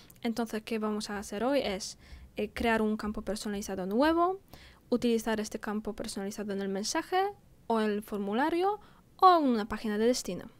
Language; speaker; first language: Spanish; non-native, fluent; Polish